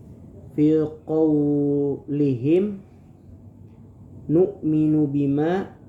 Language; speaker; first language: Arabic; non-native, learner; Indonesian